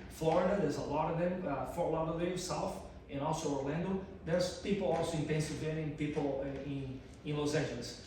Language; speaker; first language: English; non-native, fluent; Portuguese